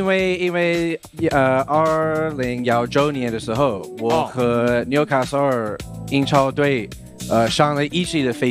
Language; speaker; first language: Chinese; non-native, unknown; English